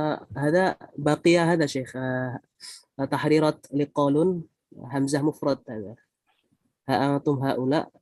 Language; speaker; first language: Arabic; non-native, fluent; Indonesian